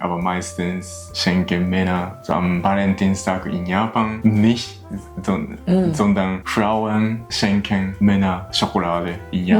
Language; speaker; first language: German; non-native, learner; Japanese